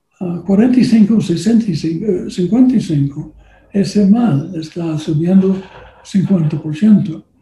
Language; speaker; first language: Spanish; non-native, learner; English